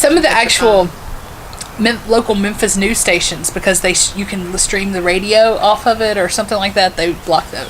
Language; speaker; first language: English; native; English